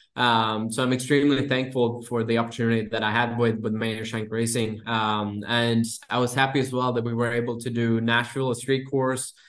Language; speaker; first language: English; non-native, fluent; Swedish